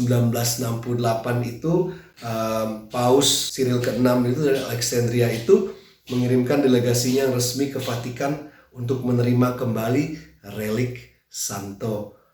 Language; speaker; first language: Indonesian; native; Indonesian